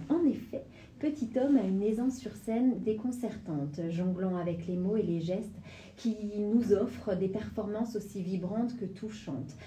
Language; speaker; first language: French; native; French